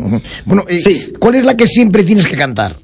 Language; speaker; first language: Spanish; native; Spanish